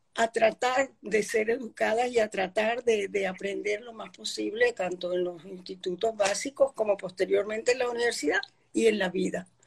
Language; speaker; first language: Spanish; early bilingual, other home language; Polish